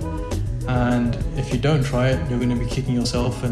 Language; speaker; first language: English; native; English